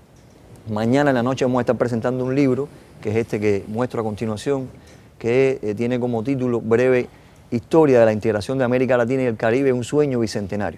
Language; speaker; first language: Spanish; native; Spanish